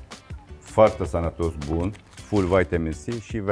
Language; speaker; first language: Romanian; non-native, learner; Turkish